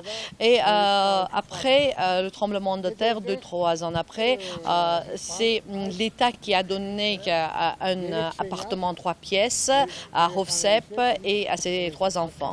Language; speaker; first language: French; non-native, fluent; Armenian